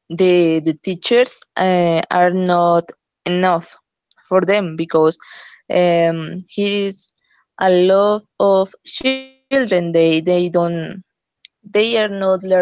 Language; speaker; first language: English; non-native, learner; Spanish